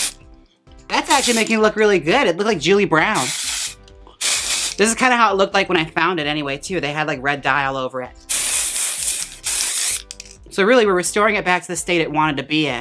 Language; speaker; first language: English; native; English